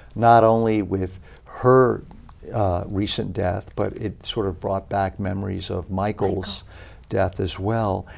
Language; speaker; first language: English; native; English